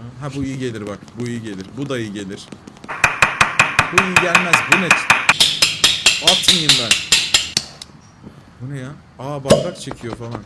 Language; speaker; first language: Turkish; native; Turkish